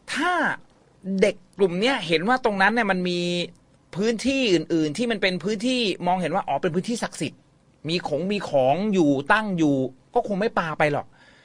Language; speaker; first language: Thai; native; Thai